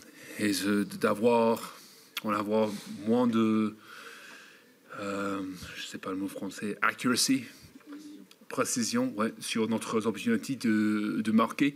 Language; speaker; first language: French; non-native, learner; English